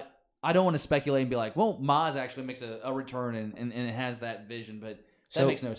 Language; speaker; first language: English; native; English